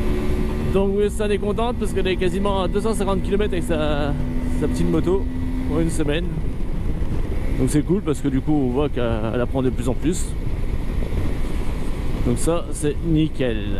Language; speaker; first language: French; native; French